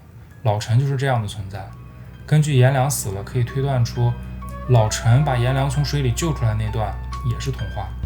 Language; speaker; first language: Chinese; native; Chinese